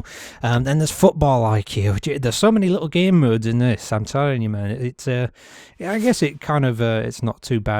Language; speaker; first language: English; native; English